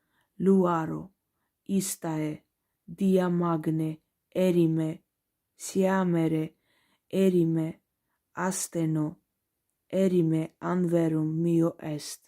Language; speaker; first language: Russian; native; Russian